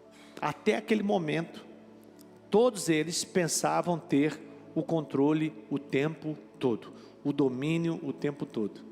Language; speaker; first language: Portuguese; native; Portuguese